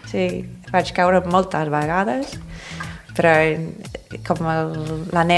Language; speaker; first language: Catalan; non-native, fluent; English